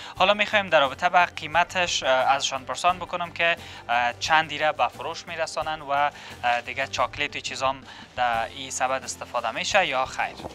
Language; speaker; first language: Persian; native; Persian